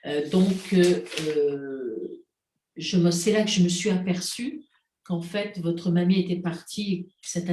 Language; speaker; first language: French; native; French